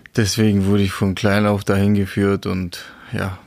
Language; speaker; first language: German; non-native, fluent; Czech